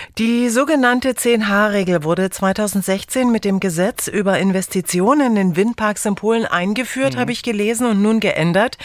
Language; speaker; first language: German; native; German